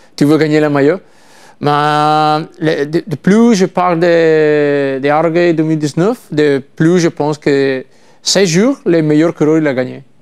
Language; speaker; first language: French; non-native, learner; Italian